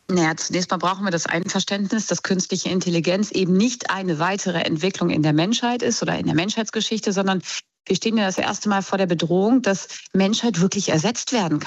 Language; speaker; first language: German; native; German